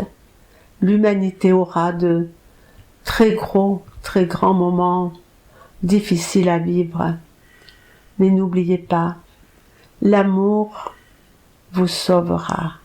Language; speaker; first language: French; native; French